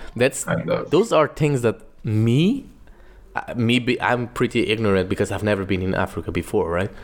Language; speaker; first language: English; non-native, fluent; Portuguese